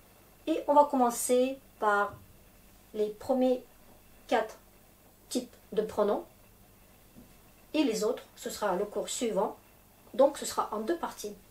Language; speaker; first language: French; non-native, fluent; Russian